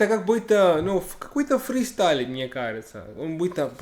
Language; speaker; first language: Russian; non-native, learner; English